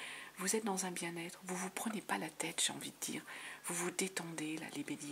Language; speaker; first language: French; native; French